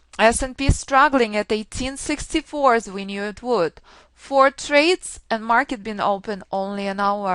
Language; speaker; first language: English; non-native, fluent; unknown